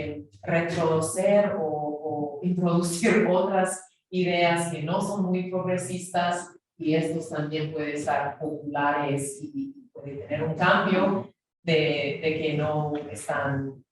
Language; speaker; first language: Spanish; non-native, fluent; English